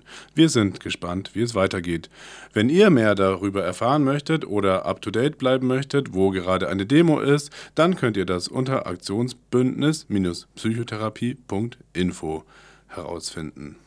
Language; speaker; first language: German; native; German